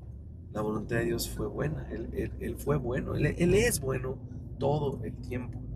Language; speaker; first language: Spanish; native; Spanish